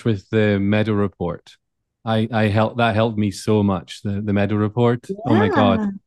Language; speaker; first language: English; native; English